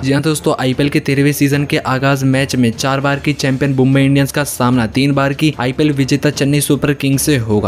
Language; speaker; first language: Hindi; native; Hindi